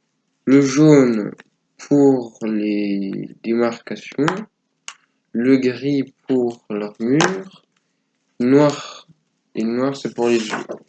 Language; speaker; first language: French; native; French